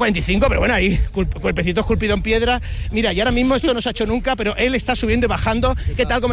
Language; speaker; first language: Spanish; native; Spanish